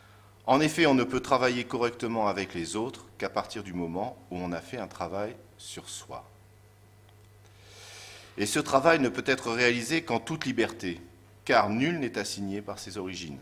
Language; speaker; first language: French; native; French